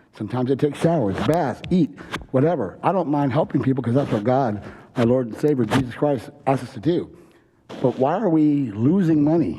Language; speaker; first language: English; native; English